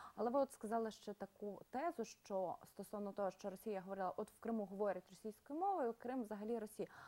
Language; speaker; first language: Ukrainian; native; Ukrainian